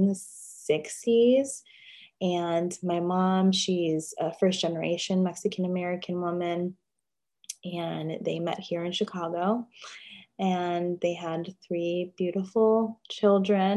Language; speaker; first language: English; native; English